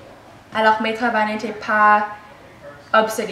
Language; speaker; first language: French; non-native, learner; English